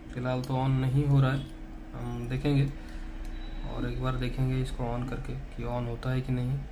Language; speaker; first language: Hindi; non-native, local second language; Odia